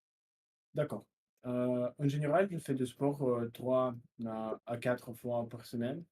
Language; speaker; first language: French; non-native, fluent; Russian